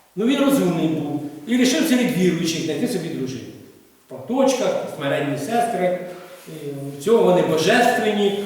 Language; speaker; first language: Ukrainian; non-native, local second language; Russian